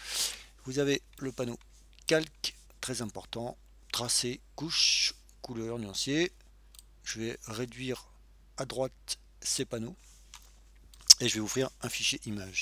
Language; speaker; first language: French; native; French